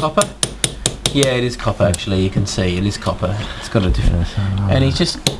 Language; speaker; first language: English; native; English